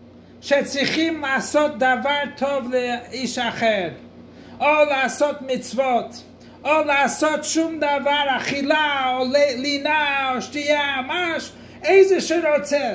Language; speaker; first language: Hebrew; non-native, fluent; English